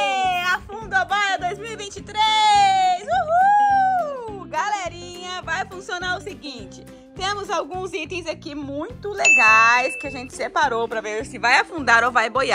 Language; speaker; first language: Portuguese; native; Portuguese